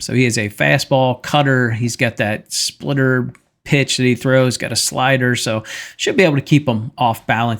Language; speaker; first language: English; native; English